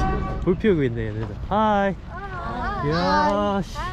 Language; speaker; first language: Korean; native; Korean